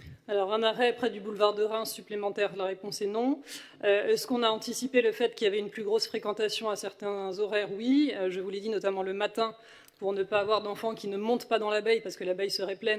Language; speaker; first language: French; native; French